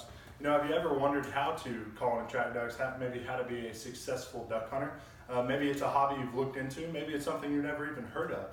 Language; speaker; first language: English; native; English